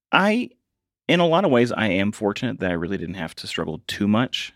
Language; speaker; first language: English; native; English